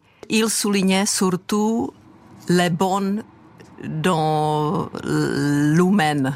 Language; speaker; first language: French; non-native, fluent; Czech